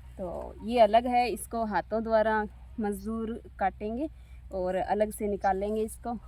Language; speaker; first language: Hindi; native; Hindi